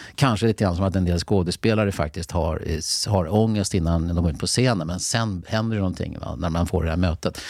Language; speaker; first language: Swedish; native; Swedish